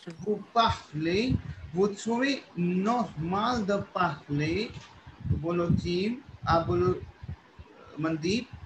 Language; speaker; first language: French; non-native, learner; Hindi